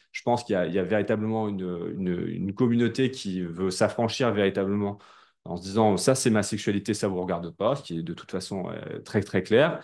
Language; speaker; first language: French; native; French